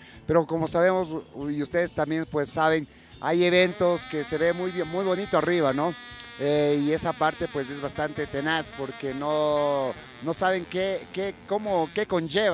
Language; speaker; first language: Spanish; native; Spanish